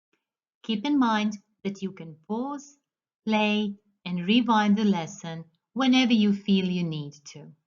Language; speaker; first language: English; non-native, fluent; Croatian